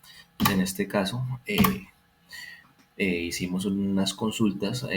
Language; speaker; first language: Spanish; native; Spanish